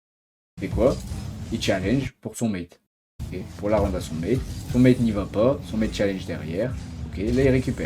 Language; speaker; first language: French; native; French